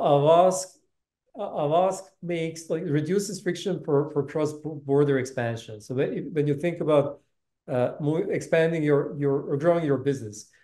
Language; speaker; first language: English; non-native, fluent; Bosnian